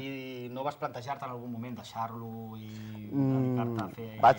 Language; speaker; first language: Catalan; native; Catalan